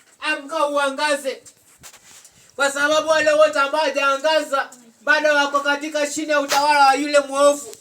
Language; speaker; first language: Swahili; non-native, local second language; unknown